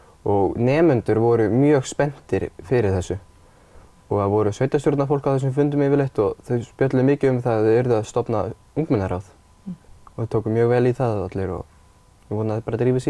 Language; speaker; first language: Icelandic; native; Icelandic